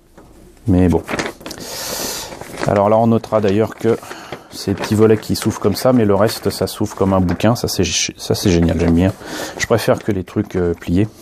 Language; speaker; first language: French; native; French